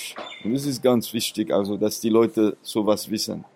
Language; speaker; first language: German; non-native, fluent; Seselwa Creole French